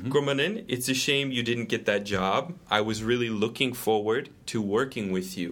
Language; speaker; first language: English; native; English